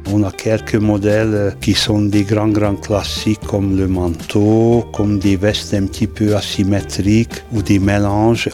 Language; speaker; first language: French; non-native, fluent; Hungarian